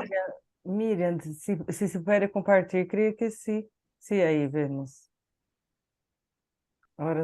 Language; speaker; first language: Portuguese; non-native, learner; Spanish